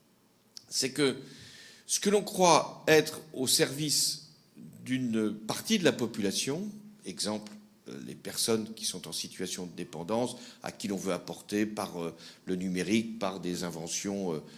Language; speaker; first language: French; native; French